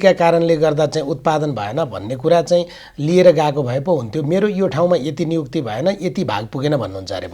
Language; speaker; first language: Nepali; native; Nepali